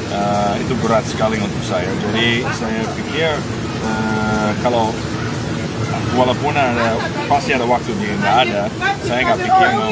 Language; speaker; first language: Indonesian; non-native, fluent; English